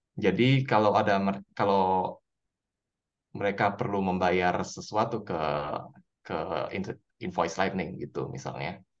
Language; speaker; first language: Indonesian; native; Indonesian